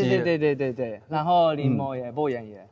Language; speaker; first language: Chinese; non-native, learner; Japanese